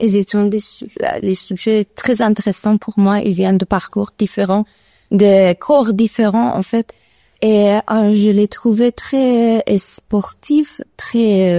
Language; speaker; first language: French; non-native, learner; Persian